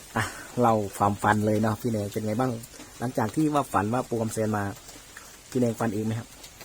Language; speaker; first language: Thai; native; Thai